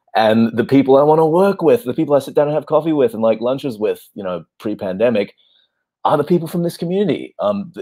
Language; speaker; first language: English; native; English